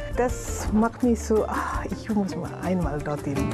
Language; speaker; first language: German; non-native, learner; Indonesian